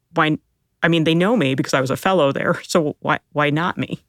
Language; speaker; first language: English; early bilingual, other home language; Filipino